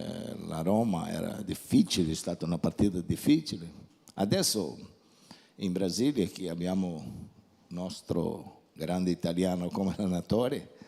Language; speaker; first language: Italian; non-native, fluent; Portuguese